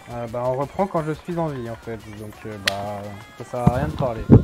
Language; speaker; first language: French; native; French